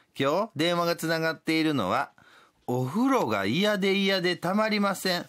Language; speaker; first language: Japanese; native; Japanese